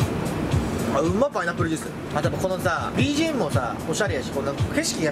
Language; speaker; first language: Japanese; native; Japanese